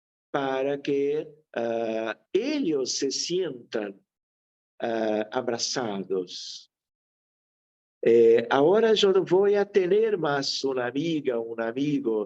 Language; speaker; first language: Spanish; non-native, fluent; Portuguese